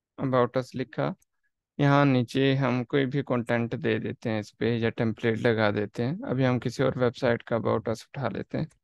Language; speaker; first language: Urdu; non-native, local second language; Saraiki